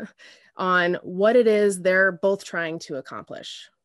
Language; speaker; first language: English; native; English